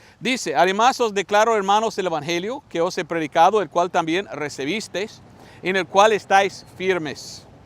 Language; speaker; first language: Spanish; non-native, fluent; English